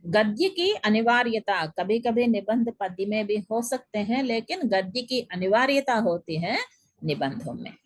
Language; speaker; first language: Hindi; non-native, local second language; Telugu